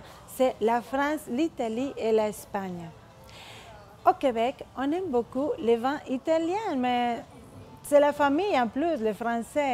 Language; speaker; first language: French; non-native, fluent; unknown